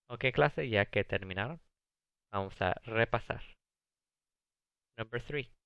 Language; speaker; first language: Spanish; early bilingual, other home language; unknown